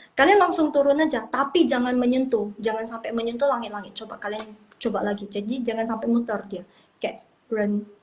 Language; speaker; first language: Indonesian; non-native, local second language; Min Nan Chinese